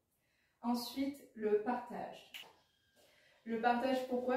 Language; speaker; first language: French; native; French